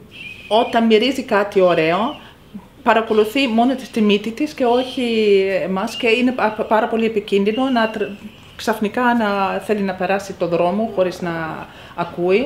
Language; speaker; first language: Greek; non-native, fluent; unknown